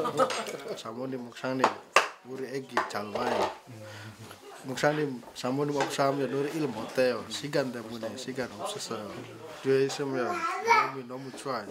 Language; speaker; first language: Korean; non-native, learner; Indonesian